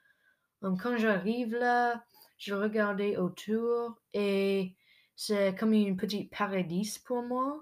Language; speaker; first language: French; non-native, local second language; English